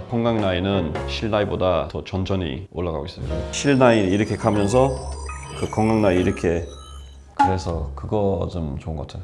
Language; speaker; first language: Korean; non-native, fluent; English